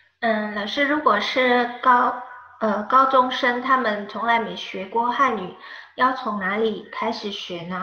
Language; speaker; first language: Chinese; non-native, fluent; Indonesian